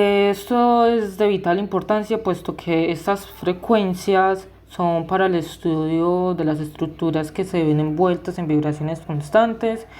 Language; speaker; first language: Spanish; native; Spanish